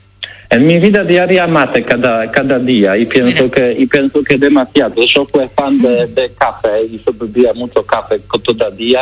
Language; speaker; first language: Spanish; non-native, learner; Polish